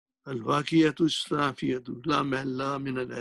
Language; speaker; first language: Arabic; non-native, fluent; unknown